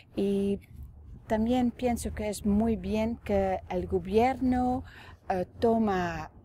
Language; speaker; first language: Spanish; non-native, learner; Dutch